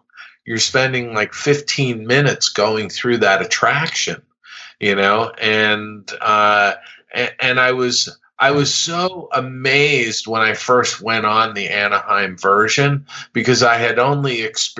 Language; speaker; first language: English; native; English